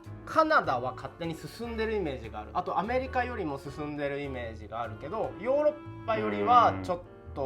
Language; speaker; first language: Japanese; native; Japanese